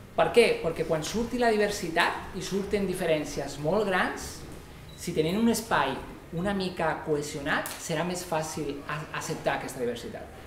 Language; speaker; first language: Catalan; non-native, local second language; Spanish